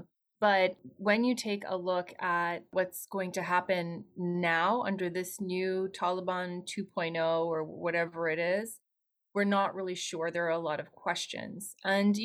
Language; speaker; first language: English; native; English